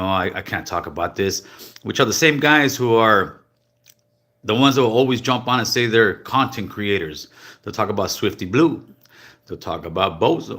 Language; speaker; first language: English; native; English